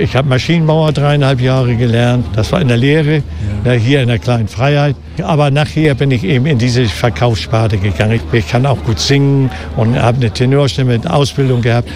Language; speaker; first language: German; native; German